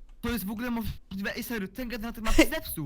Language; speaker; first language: Polish; native; Polish